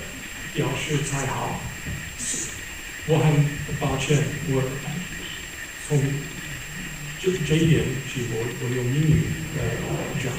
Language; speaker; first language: Chinese; non-native, fluent; English